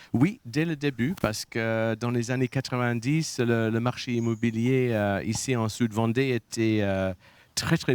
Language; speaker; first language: French; non-native, fluent; English